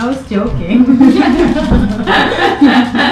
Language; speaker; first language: English; non-native, learner; Indonesian